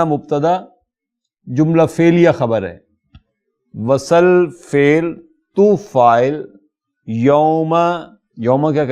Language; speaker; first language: Urdu; native; Urdu